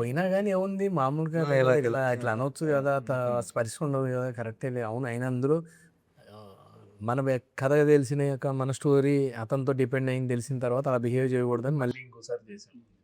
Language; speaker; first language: Telugu; native; Telugu